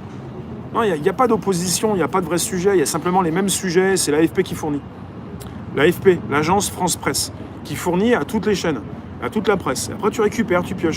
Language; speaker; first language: French; native; French